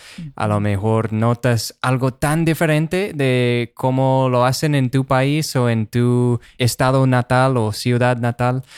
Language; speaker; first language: Spanish; non-native, fluent; English